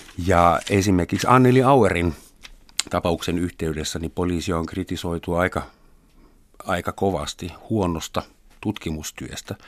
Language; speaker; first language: Finnish; non-native, fluent; German